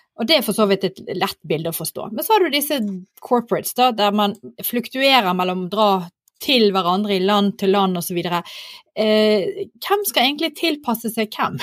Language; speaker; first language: Norwegian; native; Norwegian